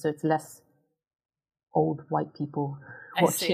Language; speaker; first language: English; native; English